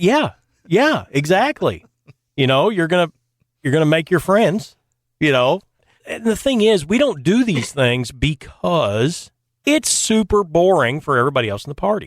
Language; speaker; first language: English; native; English